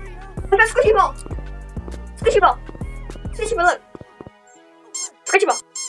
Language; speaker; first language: English; native; English